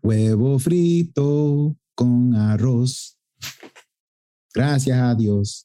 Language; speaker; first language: Spanish; early bilingual, heritage; Spanish